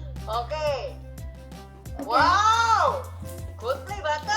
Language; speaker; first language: English; non-native, learner; Indonesian